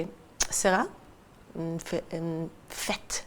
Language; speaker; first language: French; non-native, learner; English